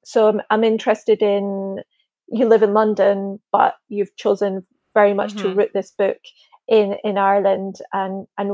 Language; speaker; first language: English; native; English